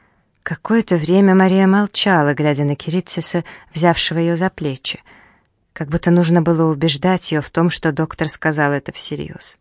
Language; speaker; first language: Russian; native; Russian